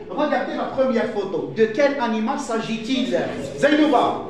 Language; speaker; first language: French; non-native, fluent; Arabic